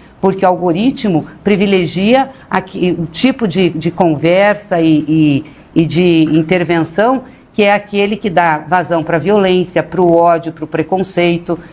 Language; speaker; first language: Portuguese; native; Portuguese